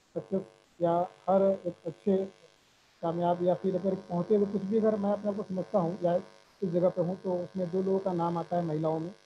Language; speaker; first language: Hindi; native; Hindi